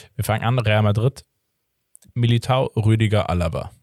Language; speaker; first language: German; early bilingual, other home language; Portuguese